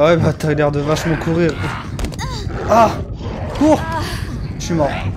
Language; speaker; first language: French; native; French